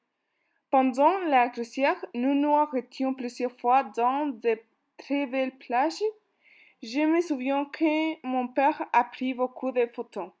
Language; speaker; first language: French; non-native, learner; Spanish